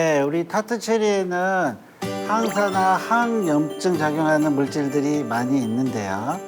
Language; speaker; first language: Korean; native; Korean